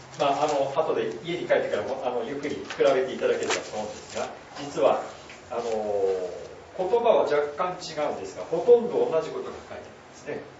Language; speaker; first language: Japanese; native; Japanese